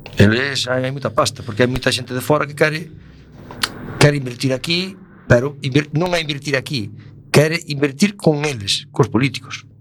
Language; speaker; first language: Galician; native; Galician